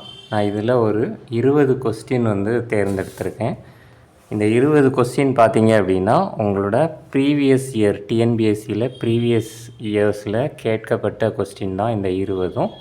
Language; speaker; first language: Tamil; native; Tamil